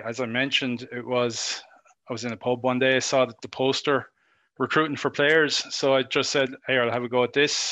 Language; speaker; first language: English; native; English